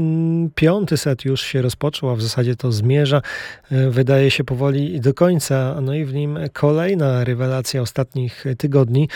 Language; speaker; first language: Polish; native; Polish